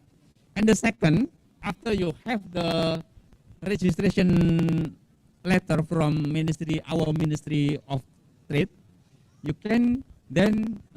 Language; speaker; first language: English; non-native, fluent; Indonesian